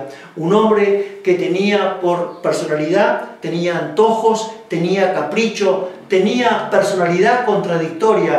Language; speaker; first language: Spanish; native; Spanish